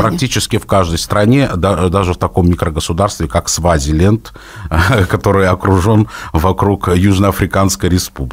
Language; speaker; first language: Russian; native; Russian